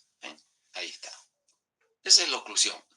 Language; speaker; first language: Spanish; native; Spanish